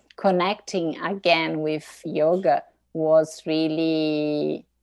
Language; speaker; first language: English; non-native, fluent; Portuguese